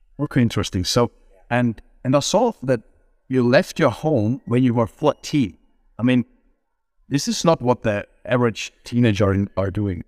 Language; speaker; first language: English; non-native, fluent; German